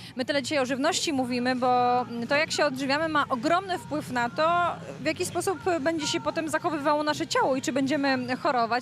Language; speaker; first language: Polish; native; Polish